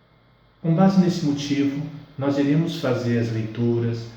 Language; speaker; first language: Portuguese; native; Portuguese